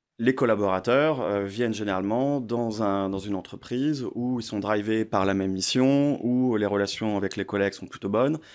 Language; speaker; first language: French; native; French